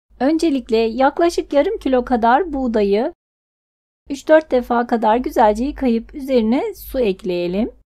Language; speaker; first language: Turkish; native; Turkish